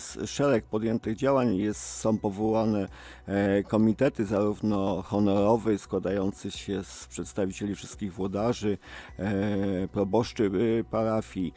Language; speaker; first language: Polish; native; Polish